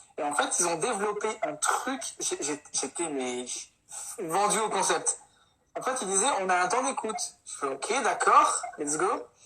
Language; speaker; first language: French; native; French